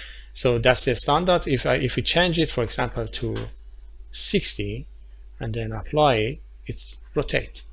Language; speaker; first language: English; non-native, fluent; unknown